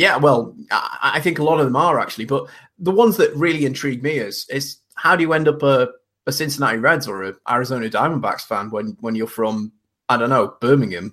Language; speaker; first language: English; native; English